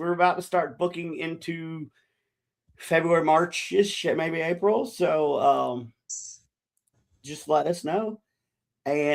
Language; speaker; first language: English; native; English